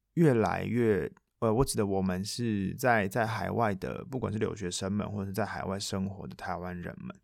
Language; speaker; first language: Chinese; non-native, local second language; Min Nan Chinese